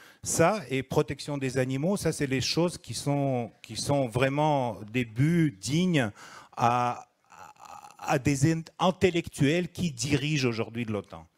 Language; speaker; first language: French; non-native, fluent; Russian